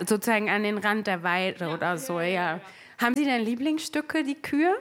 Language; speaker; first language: German; native; German